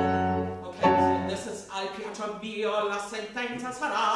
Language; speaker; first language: Italian; non-native, fluent; English